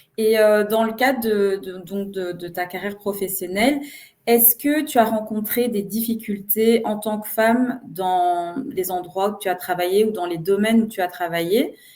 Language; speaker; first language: French; native; French